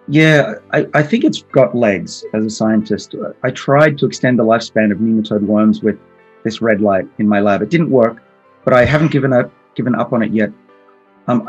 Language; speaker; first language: English; native; English